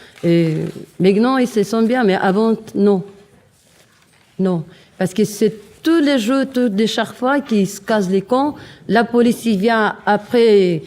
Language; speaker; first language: French; non-native, learner; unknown